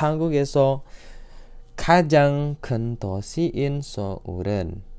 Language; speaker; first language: Korean; non-native, fluent; Indonesian